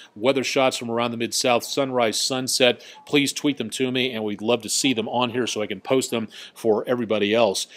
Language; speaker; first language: English; native; English